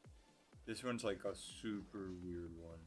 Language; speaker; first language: English; native; English